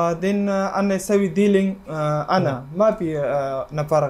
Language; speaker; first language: Arabic; non-native, learner; Urdu